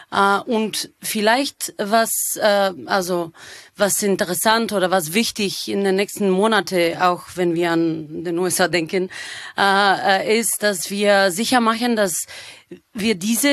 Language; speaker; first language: German; non-native, fluent; Bulgarian